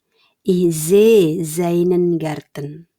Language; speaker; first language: German; non-native, fluent; Indonesian